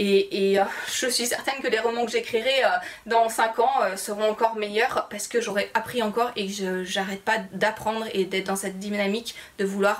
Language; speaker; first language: French; native; French